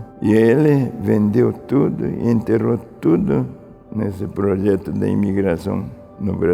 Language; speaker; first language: Portuguese; early bilingual, other home language; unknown